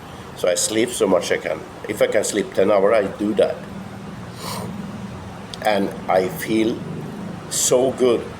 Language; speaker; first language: English; non-native, fluent; Norwegian